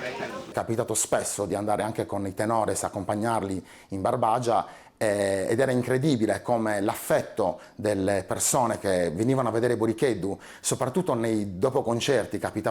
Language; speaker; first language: Italian; native; Italian